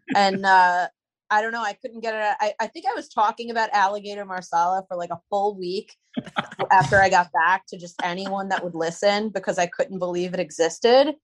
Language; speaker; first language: English; native; English